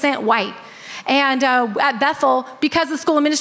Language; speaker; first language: English; native; English